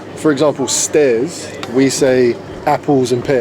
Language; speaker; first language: English; native; English